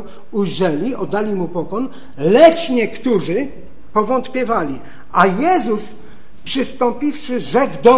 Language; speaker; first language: Polish; native; Polish